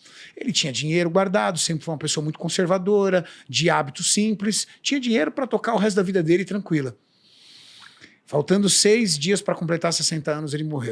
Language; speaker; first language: Portuguese; native; Portuguese